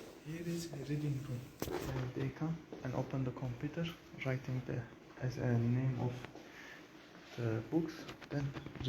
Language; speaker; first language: English; non-native, learner; Turkish